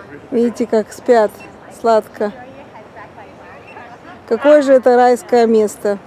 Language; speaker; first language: Russian; native; Russian